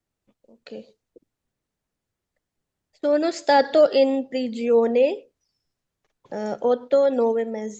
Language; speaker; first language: Italian; non-native, learner; Urdu